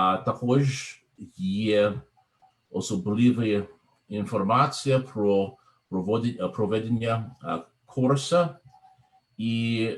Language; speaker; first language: Ukrainian; non-native, learner; English